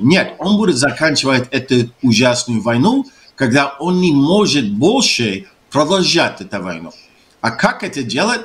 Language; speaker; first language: Russian; non-native, fluent; English